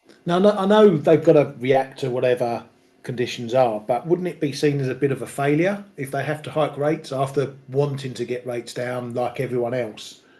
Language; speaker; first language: English; native; English